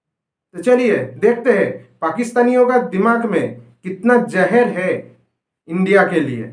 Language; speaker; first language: Hindi; non-native, local second language; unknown